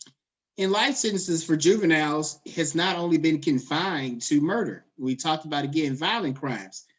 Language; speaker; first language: English; native; English